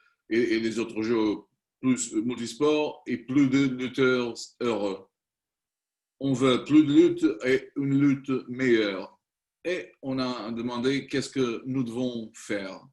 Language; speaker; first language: French; non-native, learner; Spanish